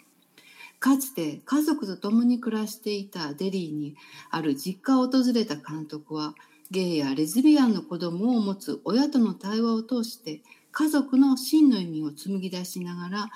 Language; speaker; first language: Japanese; native; Japanese